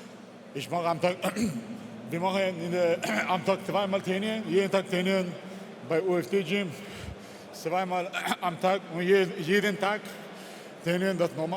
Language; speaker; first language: German; non-native, learner; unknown